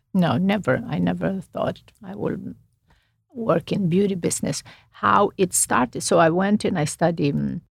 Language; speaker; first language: English; non-native, fluent; Romanian